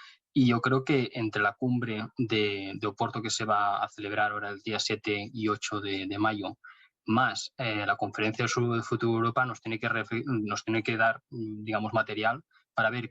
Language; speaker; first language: Spanish; native; Spanish